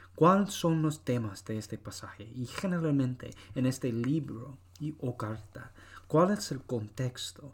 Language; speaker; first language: Spanish; non-native, learner; English